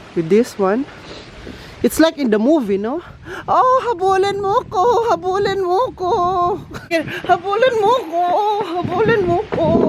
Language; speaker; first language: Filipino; non-native, local second language; Cebuano